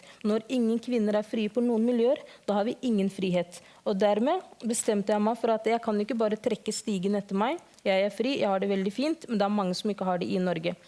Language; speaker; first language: Norwegian; early bilingual, other home language; Somali